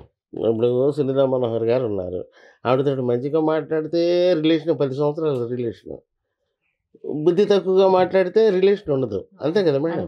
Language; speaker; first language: Telugu; native; Telugu